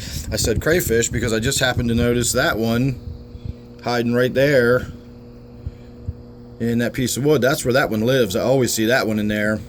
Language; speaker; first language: English; native; English